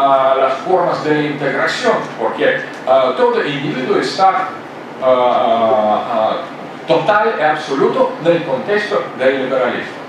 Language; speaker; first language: Spanish; non-native, fluent; Russian